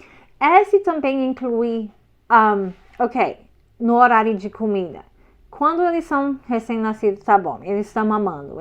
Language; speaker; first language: Portuguese; non-native, fluent; English